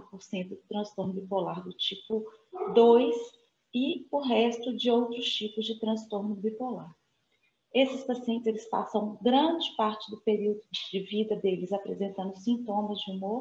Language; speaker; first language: Portuguese; native; Portuguese